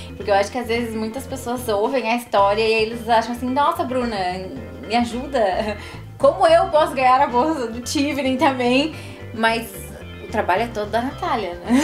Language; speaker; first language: Portuguese; native; Portuguese